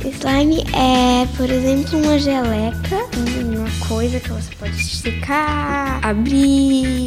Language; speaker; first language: Portuguese; early bilingual, heritage; Portuguese